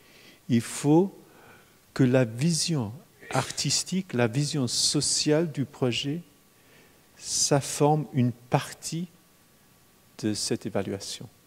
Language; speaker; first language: French; non-native, fluent; English